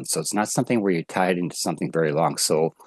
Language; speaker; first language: English; native; English